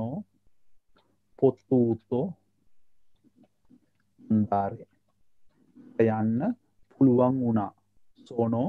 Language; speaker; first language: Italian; non-native, fluent; Sinhala